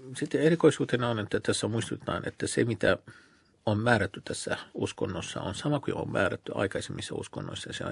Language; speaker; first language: Finnish; non-native, fluent; Arabic